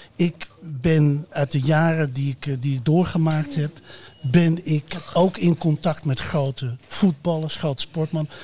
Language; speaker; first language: Dutch; native; Dutch